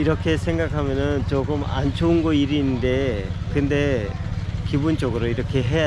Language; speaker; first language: Korean; non-native, fluent; Hindi